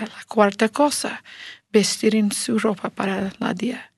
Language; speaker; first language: Spanish; non-native, learner; English